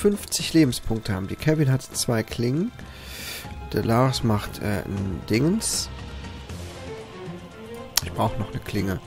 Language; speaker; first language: German; native; German